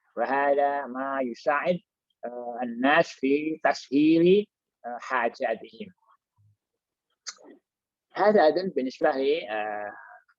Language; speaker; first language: Arabic; non-native, fluent; Indonesian